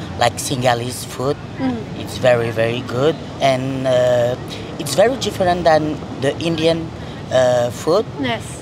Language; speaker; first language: English; non-native, learner; French